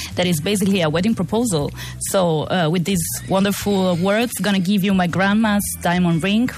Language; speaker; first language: English; non-native, fluent; Italian